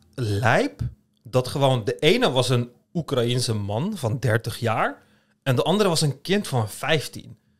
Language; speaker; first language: Dutch; early bilingual, other home language; Turkish